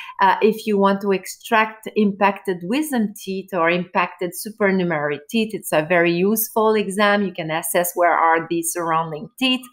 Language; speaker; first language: English; non-native, fluent; French